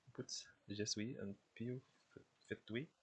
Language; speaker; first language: French; non-native, learner; Portuguese